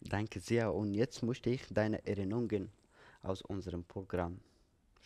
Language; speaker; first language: German; non-native, fluent; Persian